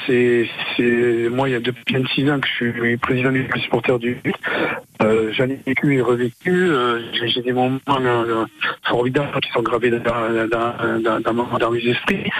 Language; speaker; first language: French; native; French